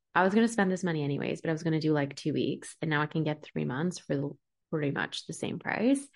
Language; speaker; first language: English; early bilingual, other home language; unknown